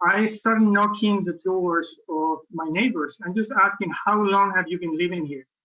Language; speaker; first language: English; non-native, fluent; Spanish